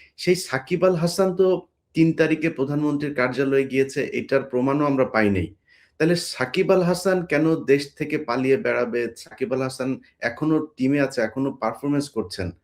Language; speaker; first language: Bangla; native; Bangla